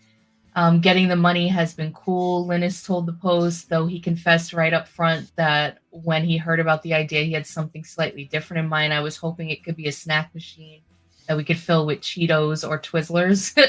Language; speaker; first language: English; native; English